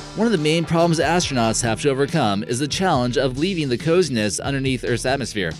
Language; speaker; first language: English; native; English